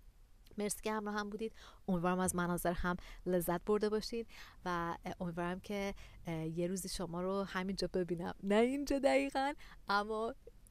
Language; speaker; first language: Persian; native; Persian